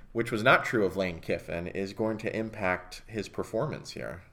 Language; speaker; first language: English; native; English